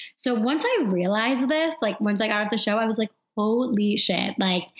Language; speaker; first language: English; native; English